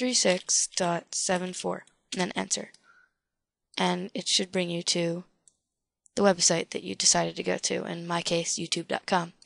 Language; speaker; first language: English; native; English